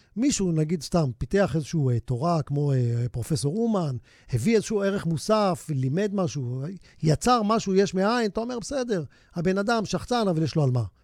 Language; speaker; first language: Hebrew; native; Hebrew